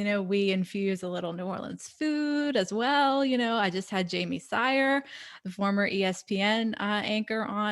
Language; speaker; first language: English; native; English